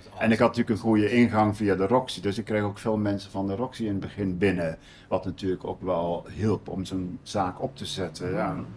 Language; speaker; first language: Dutch; native; Dutch